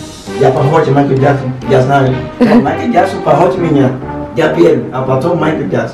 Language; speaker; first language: Russian; non-native, learner; Spanish